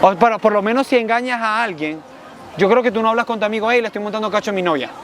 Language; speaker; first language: Spanish; native; Spanish